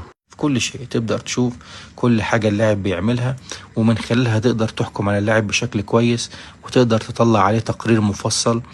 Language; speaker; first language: Arabic; native; Arabic